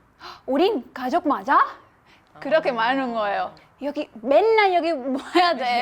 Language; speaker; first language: Korean; non-native, fluent; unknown